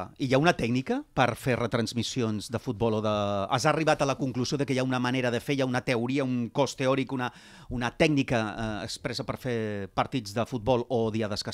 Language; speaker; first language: Catalan; native; Catalan